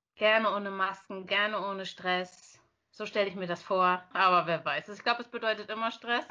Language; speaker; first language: German; native; German